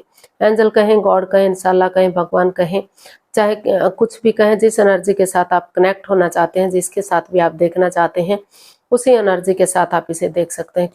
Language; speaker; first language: Hindi; native; Hindi